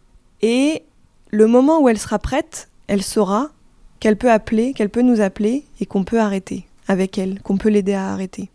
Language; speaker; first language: French; native; French